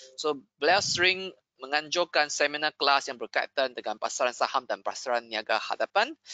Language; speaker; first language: Malay; non-native, local second language; Chinese